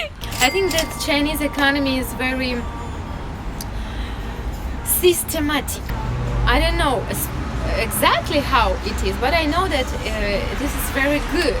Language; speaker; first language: English; non-native, learner; Russian